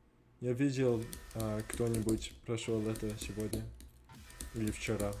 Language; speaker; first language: Russian; non-native, learner; English